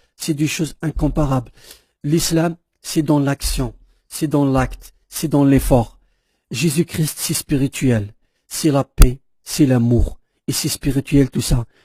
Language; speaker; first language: French; non-native, local second language; Kabyle